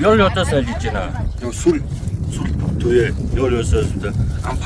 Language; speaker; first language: Korean; non-native, learner; Mongolian